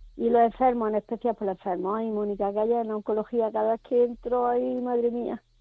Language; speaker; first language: Spanish; native; Spanish